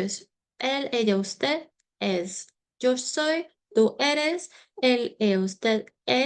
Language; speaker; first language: Spanish; non-native, fluent; English